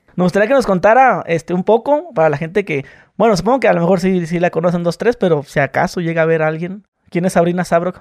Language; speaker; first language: Spanish; native; Spanish